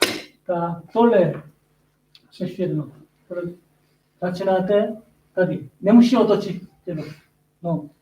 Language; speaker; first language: Czech; non-native, learner; Korean